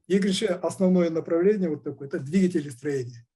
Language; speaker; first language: Russian; non-native, local second language; Kazakh